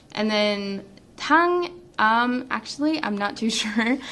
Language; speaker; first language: English; native; English